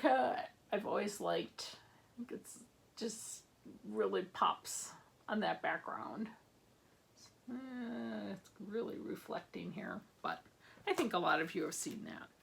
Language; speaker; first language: English; native; English